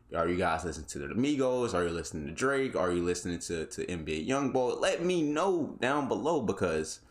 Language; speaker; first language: English; native; English